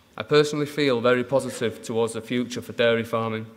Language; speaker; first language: English; native; English